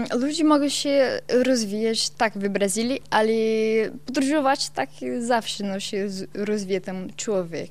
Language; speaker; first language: Polish; non-native, learner; Portuguese